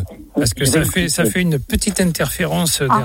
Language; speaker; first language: French; native; French